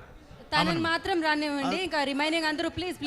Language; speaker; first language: Telugu; native; Telugu